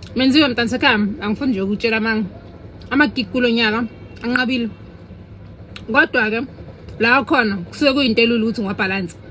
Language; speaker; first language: Zulu; non-native, local second language; Southern Sotho